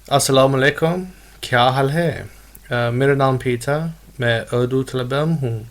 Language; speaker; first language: Urdu; non-native, learner; English